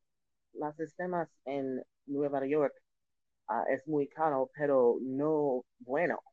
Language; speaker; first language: Spanish; non-native, learner; English